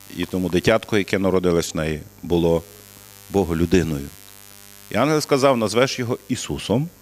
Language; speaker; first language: Ukrainian; native; Ukrainian